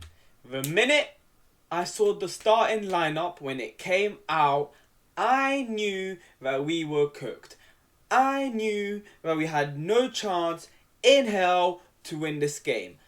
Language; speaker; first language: English; native; English